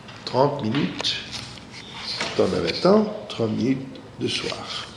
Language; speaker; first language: French; non-native, fluent; English